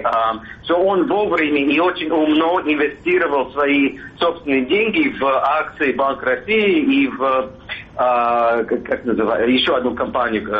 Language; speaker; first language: Russian; non-native, fluent; English